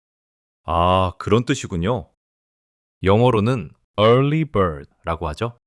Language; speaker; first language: Korean; non-native, fluent; English